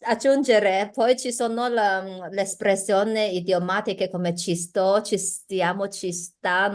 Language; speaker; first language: Italian; non-native, learner; Chinese